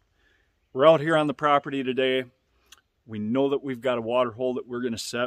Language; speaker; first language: English; native; English